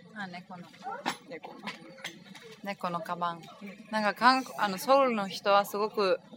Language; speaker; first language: Japanese; non-native, fluent; German